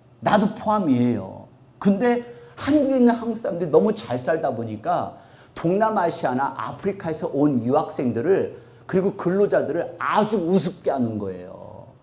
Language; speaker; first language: Korean; native; Korean